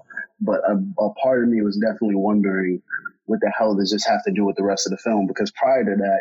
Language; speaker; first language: English; native; English